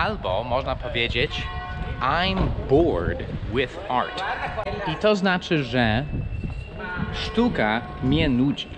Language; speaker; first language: Polish; non-native, fluent; English